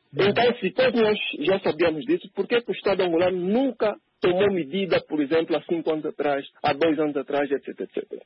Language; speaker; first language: Portuguese; native; Portuguese